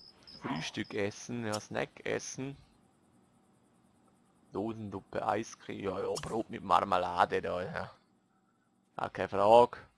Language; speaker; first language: German; native; German